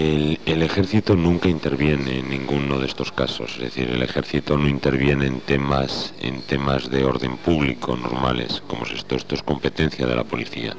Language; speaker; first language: Spanish; native; Spanish